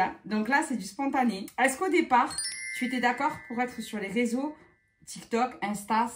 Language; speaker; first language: French; native; French